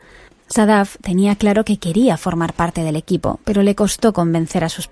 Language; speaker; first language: Spanish; native; Spanish